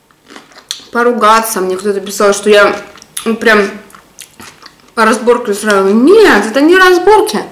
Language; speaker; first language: Russian; native; Russian